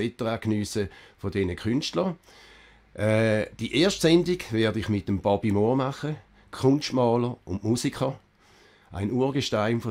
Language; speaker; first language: German; native; German